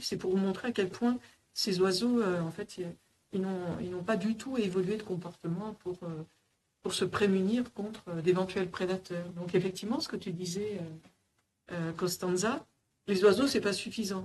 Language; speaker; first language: French; native; French